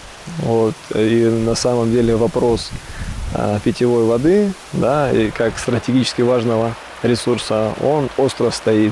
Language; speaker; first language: Russian; native; Russian